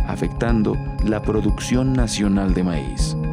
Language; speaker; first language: Spanish; native; Spanish